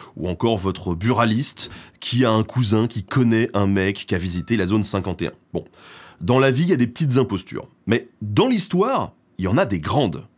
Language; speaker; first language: French; native; French